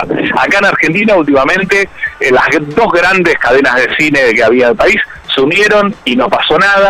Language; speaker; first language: Spanish; native; Spanish